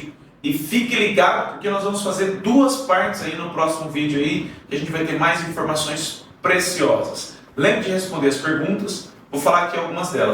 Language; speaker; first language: Portuguese; native; Portuguese